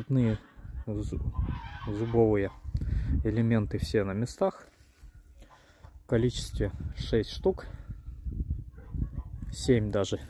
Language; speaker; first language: Russian; native; Russian